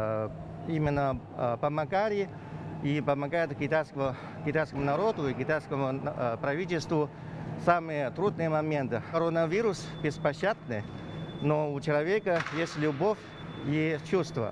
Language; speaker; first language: Russian; non-native, fluent; Chinese